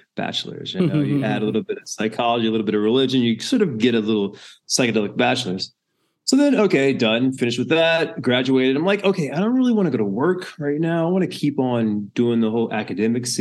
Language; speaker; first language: English; native; English